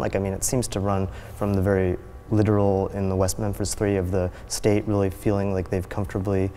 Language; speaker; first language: English; native; English